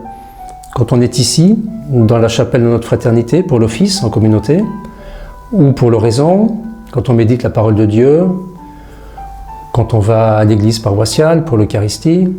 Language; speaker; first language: French; native; French